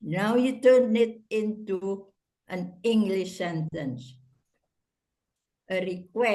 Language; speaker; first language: English; non-native, fluent; Indonesian